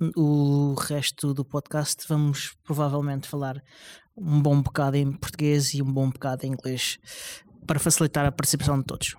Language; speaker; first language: Portuguese; native; Portuguese